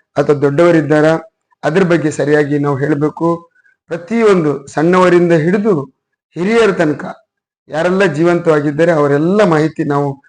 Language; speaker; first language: Kannada; non-native, local second language; Urdu